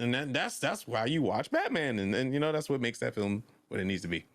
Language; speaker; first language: English; native; English